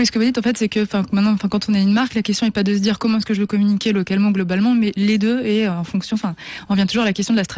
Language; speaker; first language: French; native; French